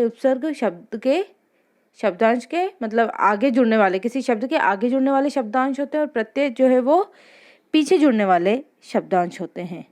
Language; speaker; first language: Hindi; native; Hindi